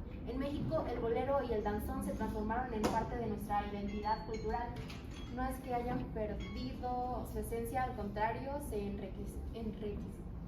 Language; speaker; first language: Spanish; native; Spanish